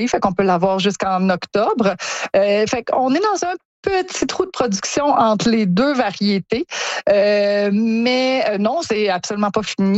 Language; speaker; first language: French; native; French